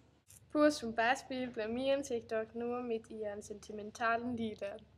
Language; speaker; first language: German; non-native, learner; Danish